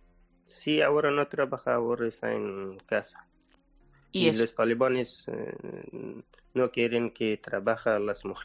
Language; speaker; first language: Spanish; non-native, learner; Persian